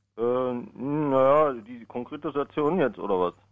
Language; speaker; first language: German; native; German